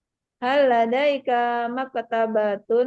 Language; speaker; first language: Arabic; non-native, learner; Indonesian